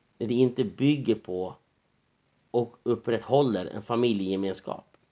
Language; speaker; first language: Swedish; native; Swedish